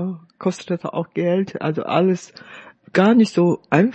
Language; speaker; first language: German; non-native, fluent; Chinese